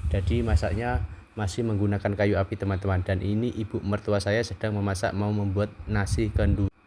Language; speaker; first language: Indonesian; non-native, local second language; Javanese